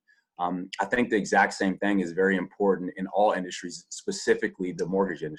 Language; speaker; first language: English; native; English